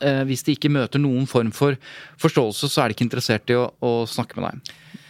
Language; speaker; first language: Norwegian; native; Norwegian